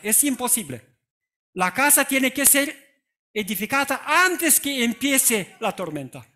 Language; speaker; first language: Spanish; non-native, fluent; Romanian